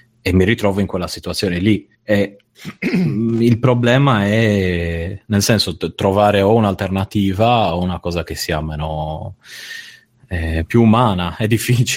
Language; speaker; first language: Italian; native; Italian